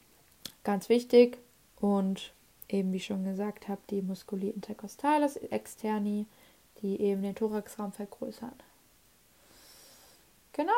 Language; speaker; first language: German; native; German